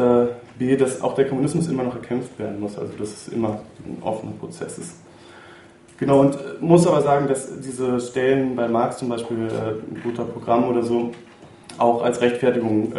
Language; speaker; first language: German; native; German